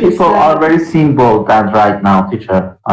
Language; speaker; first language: English; non-native, learner; Persian